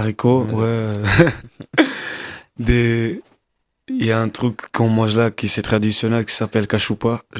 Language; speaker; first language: French; non-native, learner; Kabuverdianu